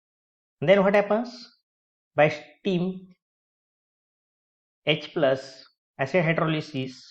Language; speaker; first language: English; non-native, local second language; Marathi